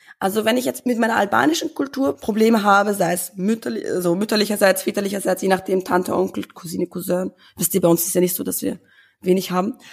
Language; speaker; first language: German; early bilingual, other home language; Albanian